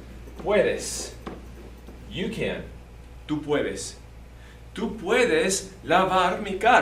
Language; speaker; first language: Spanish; non-native, fluent; English